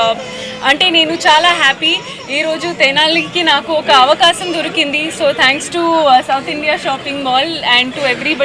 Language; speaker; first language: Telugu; non-native, learner; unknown